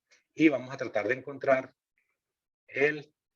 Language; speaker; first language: Spanish; native; Spanish